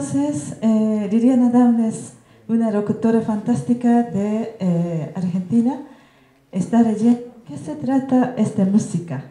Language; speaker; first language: Spanish; non-native, learner; Japanese